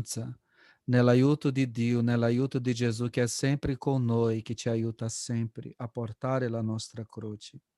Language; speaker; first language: Italian; non-native, fluent; Portuguese